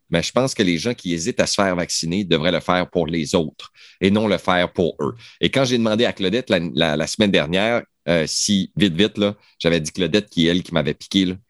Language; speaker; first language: French; native; French